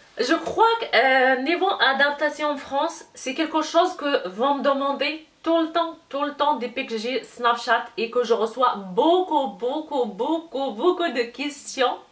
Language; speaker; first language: French; non-native, local second language; Arabic